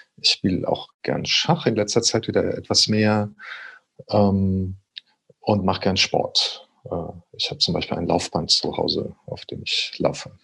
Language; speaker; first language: German; native; German